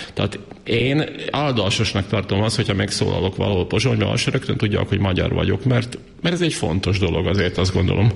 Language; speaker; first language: Hungarian; native; Hungarian